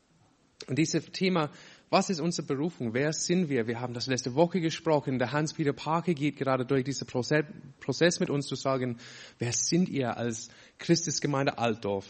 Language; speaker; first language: German; non-native, fluent; English